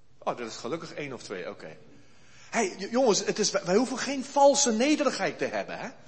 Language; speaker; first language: Dutch; early bilingual, heritage; Dutch